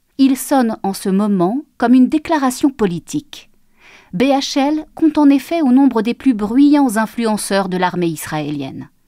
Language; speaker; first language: French; native; French